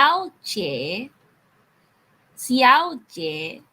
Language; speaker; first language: Chinese; non-native, learner; Filipino